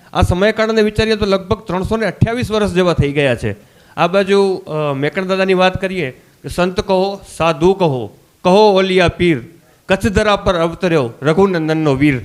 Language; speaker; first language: Gujarati; non-native, local second language; Kachhi